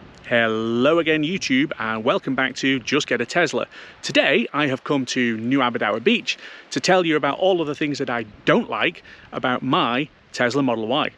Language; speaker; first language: English; native; English